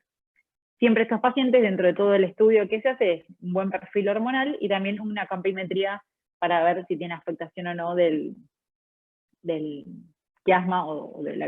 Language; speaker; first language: Spanish; native; Spanish